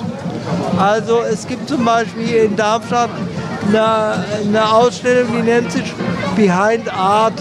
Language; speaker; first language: German; native; German